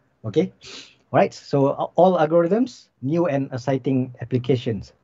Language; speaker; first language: English; non-native, local second language; Malay